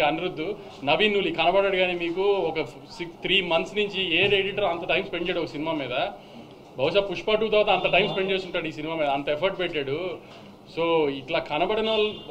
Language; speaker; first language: Telugu; native; Telugu